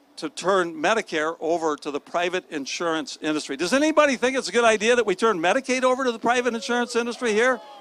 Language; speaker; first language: English; native; English